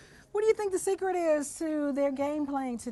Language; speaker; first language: English; native; English